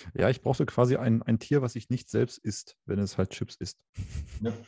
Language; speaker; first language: German; native; German